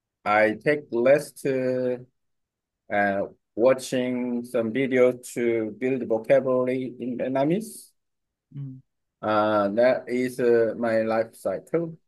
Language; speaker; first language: English; non-native, learner; Korean